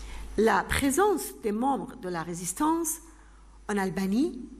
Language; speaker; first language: French; non-native, fluent; Persian